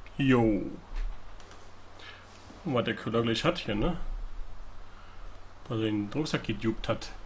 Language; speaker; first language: German; native; German